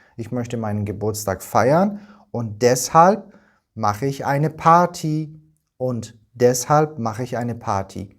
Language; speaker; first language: German; non-native, fluent; Persian